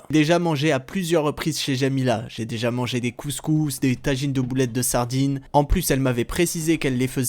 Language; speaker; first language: French; native; French